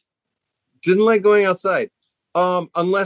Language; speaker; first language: English; native; English